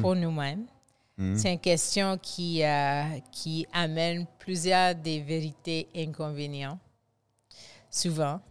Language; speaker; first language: French; non-native, fluent; English